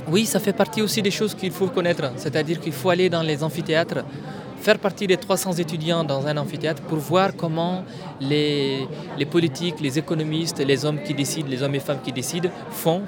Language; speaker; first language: French; non-native, local second language; Tamasheq